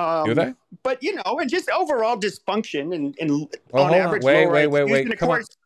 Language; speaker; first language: English; native; English